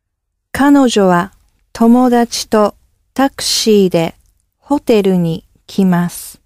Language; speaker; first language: Japanese; non-native, learner; English